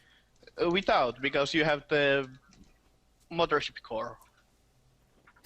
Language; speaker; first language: English; non-native, fluent; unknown